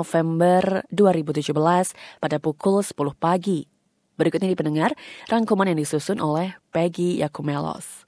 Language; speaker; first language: Indonesian; native; Indonesian